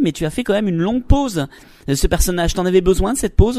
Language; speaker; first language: French; native; French